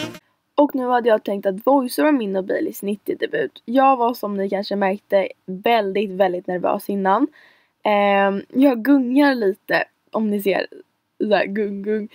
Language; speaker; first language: Swedish; native; Swedish